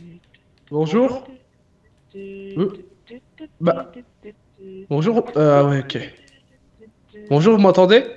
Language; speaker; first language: French; native; French